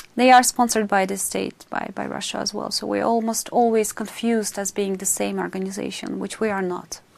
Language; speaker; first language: English; non-native, fluent; Russian